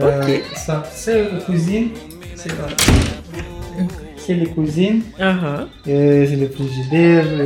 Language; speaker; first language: French; non-native, learner; Romanian